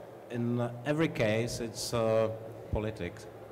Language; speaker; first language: English; non-native, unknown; Czech